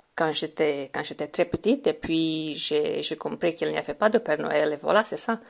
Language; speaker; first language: French; non-native, fluent; Romanian